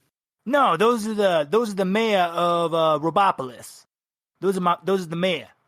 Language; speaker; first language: English; native; English